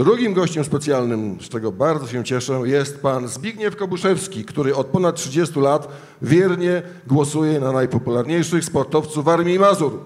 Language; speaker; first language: Polish; native; Polish